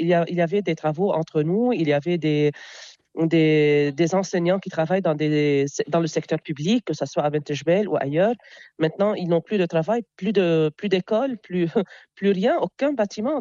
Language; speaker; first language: French; non-native, local second language; Arabic